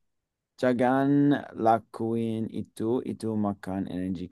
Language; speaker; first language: Indonesian; non-native, learner; English